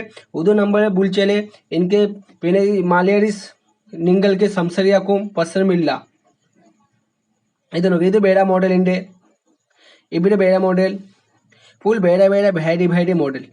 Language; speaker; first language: Malayalam; non-native, learner; Hindi